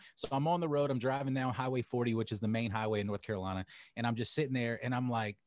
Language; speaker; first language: English; native; English